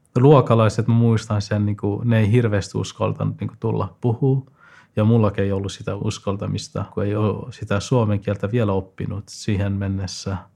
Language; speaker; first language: Finnish; non-native, fluent; Persian